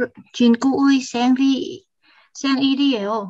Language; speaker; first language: Korean; non-native, learner; Vietnamese